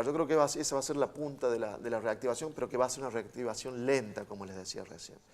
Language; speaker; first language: Spanish; native; Spanish